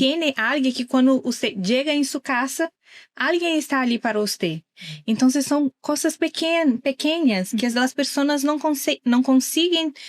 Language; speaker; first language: Spanish; non-native, learner; Portuguese